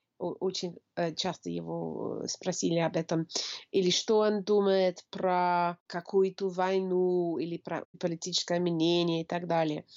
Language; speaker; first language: Russian; non-native, fluent; English